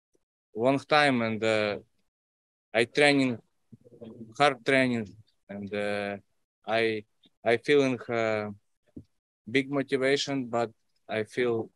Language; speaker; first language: English; non-native, learner; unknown